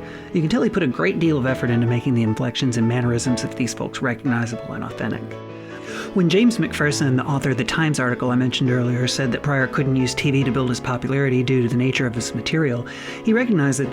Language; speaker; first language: English; native; English